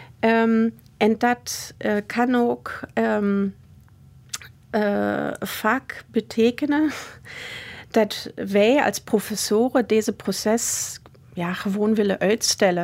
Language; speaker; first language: Dutch; non-native, fluent; German